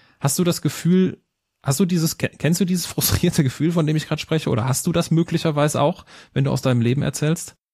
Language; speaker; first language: German; native; German